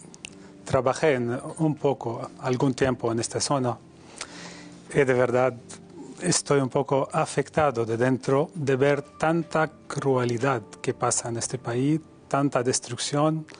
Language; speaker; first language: Spanish; non-native, fluent; Arabic